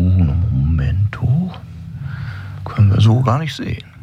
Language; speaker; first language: German; native; German